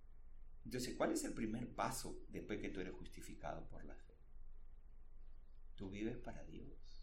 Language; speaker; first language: Spanish; native; Spanish